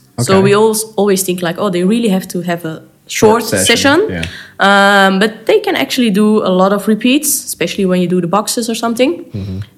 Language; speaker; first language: English; non-native, fluent; Dutch